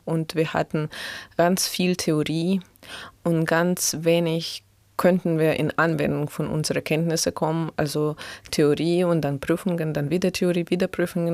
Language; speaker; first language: German; non-native, fluent; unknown